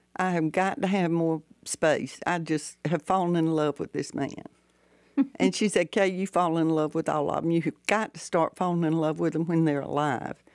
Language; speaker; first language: English; native; English